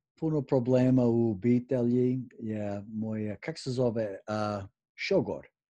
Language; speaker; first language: Croatian; early bilingual, heritage; Croatian